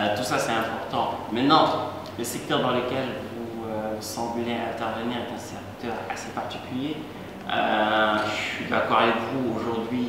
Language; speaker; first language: French; non-native, local second language; Wolof